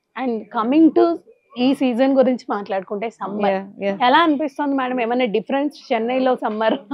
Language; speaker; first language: Telugu; native; Telugu